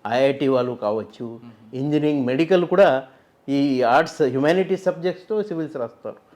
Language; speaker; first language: Telugu; non-native, fluent; Marathi